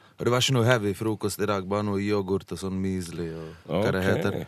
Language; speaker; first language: Norwegian; early bilingual, other home language; Bosnian